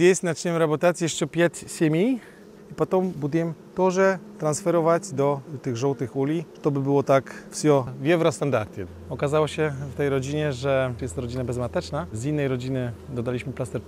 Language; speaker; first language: Russian; non-native, learner; Polish